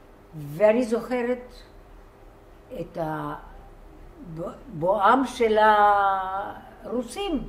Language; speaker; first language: Hebrew; non-native, fluent; Bulgarian